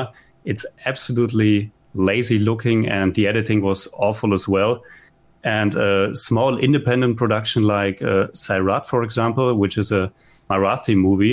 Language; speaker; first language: English; non-native, fluent; German